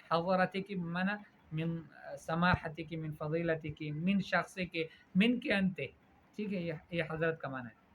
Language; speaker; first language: Urdu; native; Urdu